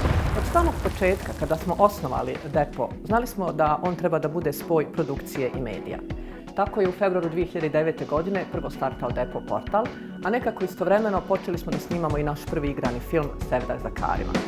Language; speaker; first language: Bosnian; native; Bosnian